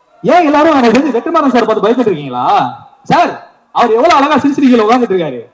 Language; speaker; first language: Tamil; native; Tamil